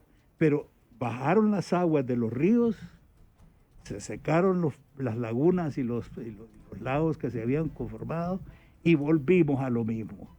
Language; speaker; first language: Spanish; native; Spanish